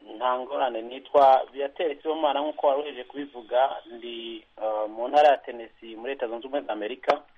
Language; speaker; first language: Rundi; early bilingual, heritage; Rundi